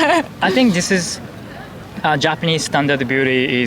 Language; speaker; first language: English; non-native, learner; Japanese